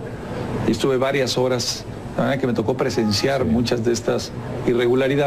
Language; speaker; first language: Spanish; native; Spanish